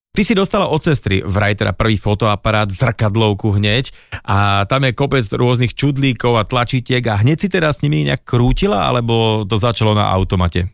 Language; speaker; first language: Slovak; native; Slovak